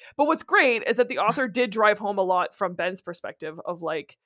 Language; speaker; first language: English; non-native, fluent; French